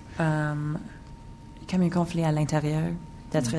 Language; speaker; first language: French; non-native, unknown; English